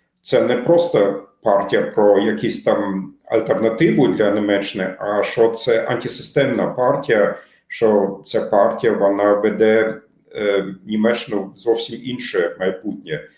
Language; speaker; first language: Ukrainian; non-native, fluent; German